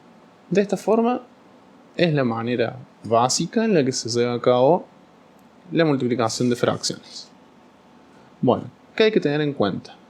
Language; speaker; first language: Spanish; native; Spanish